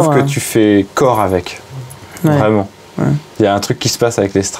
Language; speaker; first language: French; native; French